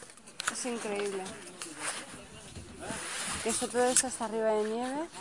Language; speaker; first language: Spanish; native; Spanish